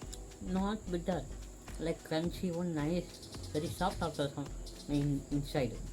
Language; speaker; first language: English; non-native, local second language; Tamil